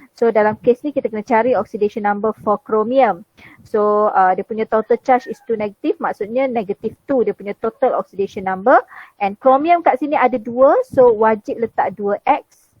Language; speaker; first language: Malay; native; Malay